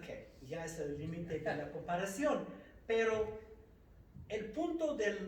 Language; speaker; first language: Spanish; non-native, fluent; English